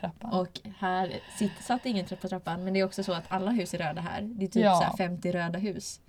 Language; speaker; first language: Swedish; native; Swedish